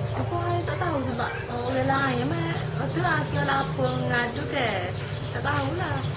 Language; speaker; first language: Malay; native; Malay